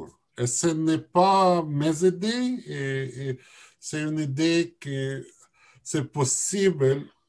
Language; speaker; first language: French; non-native, learner; Russian